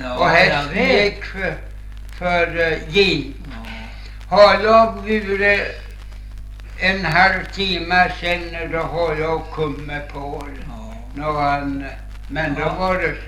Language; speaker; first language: Swedish; native; Swedish